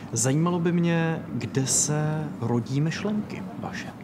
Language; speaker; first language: Czech; native; Czech